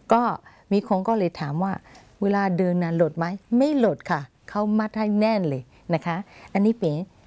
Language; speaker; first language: Thai; non-native, fluent; Burmese